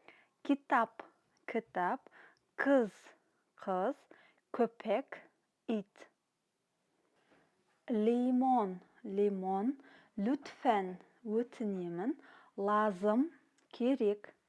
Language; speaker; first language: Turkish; non-native, fluent; Kazakh